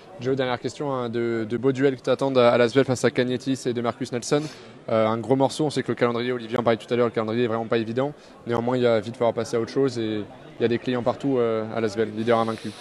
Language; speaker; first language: French; native; French